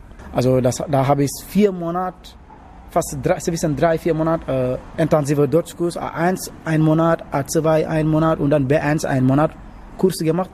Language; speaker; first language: German; non-native, learner; Wolof